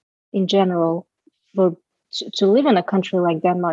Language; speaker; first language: English; non-native, fluent; Danish